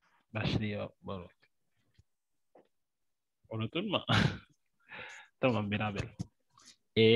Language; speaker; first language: Turkish; non-native, learner; French